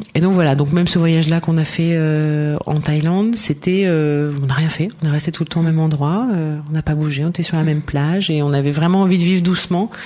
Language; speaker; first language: French; native; French